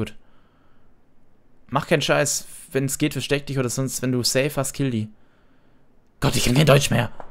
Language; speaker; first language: German; native; German